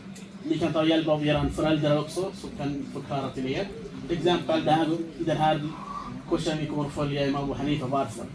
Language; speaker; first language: Swedish; non-native, fluent; Urdu